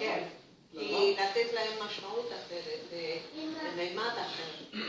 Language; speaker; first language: Hebrew; non-native, fluent; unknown